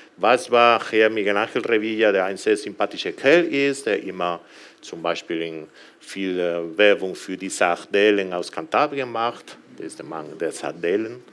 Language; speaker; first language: German; non-native, fluent; Galician